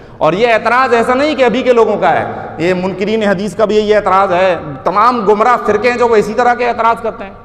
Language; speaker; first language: Urdu; native; Urdu